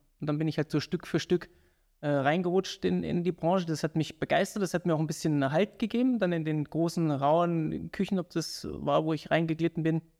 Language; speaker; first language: German; native; German